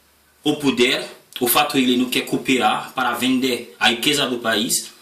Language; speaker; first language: Portuguese; non-native, learner; Haitian Creole